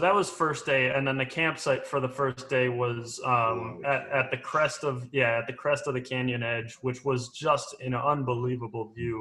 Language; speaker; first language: English; native; English